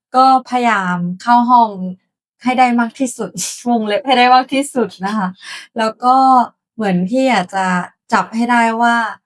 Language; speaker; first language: Thai; native; Thai